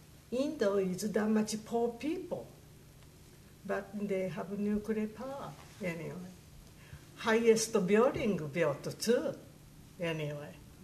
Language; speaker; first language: English; non-native, learner; Japanese